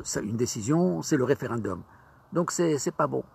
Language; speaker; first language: French; non-native, local second language; Arabic